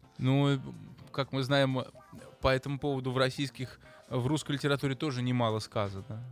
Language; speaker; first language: Russian; native; Russian